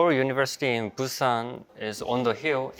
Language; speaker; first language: English; non-native, learner; Korean